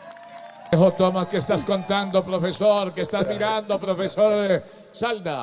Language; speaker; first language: Spanish; native; Spanish